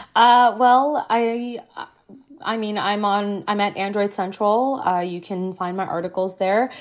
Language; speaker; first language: English; native; English